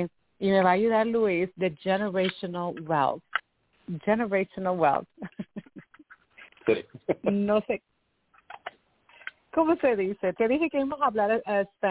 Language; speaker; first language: Spanish; early bilingual, heritage; Spanish